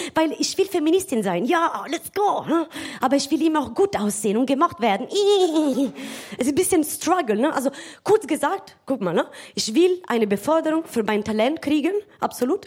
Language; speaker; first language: German; non-native, fluent; Italian